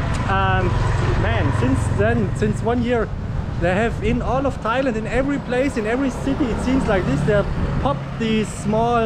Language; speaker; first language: English; non-native, fluent; German